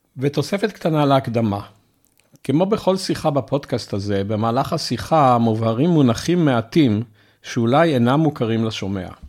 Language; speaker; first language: Hebrew; native; Hebrew